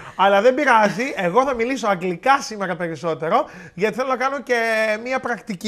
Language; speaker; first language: Greek; native; Greek